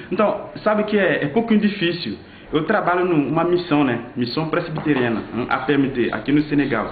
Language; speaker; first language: Portuguese; non-native, fluent; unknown